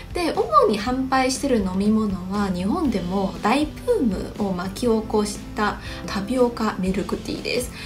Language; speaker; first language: Japanese; non-native, fluent; Chinese